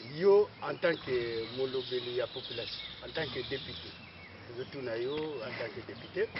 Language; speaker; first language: Lingala; non-native, local second language; Kongo